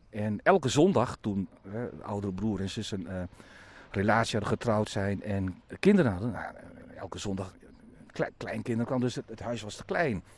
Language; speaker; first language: Dutch; native; Dutch